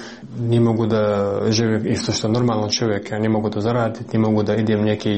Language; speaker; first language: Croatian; non-native, learner; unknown